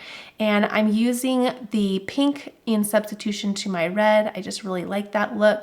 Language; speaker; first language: English; native; English